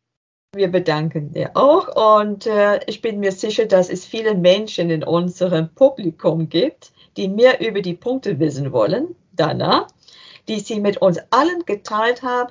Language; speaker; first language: German; non-native, learner; English